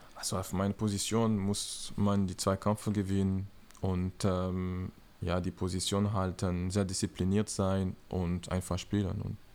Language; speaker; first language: German; non-native, learner; French